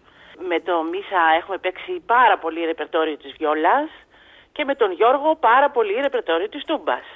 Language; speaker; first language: Greek; native; Greek